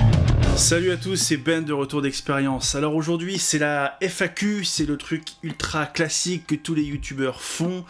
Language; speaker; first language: French; native; French